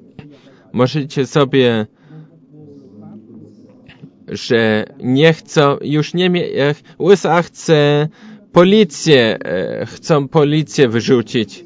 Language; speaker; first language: Polish; non-native, learner; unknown